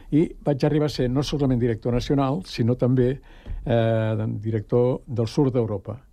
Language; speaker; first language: Catalan; native; Catalan